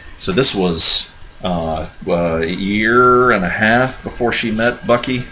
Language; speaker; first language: English; native; English